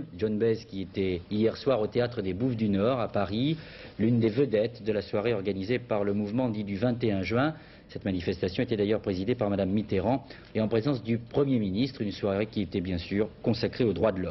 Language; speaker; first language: French; native; French